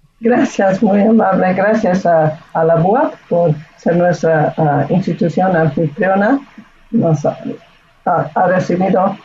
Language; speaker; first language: Spanish; non-native, fluent; English